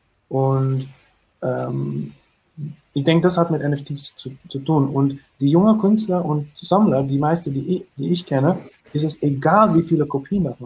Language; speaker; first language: German; non-native, fluent; Dutch